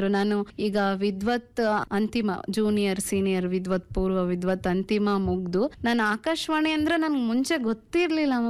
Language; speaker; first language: Kannada; non-native, local second language; Urdu